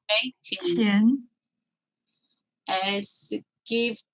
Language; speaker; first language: German; non-native, learner; Korean